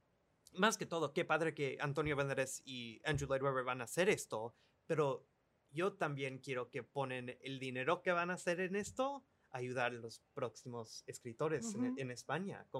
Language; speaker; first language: Spanish; early bilingual, other home language; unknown